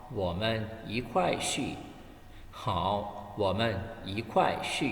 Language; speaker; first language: Chinese; non-native, fluent; Thai